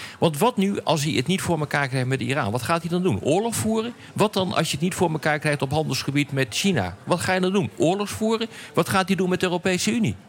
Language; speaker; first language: Dutch; native; Dutch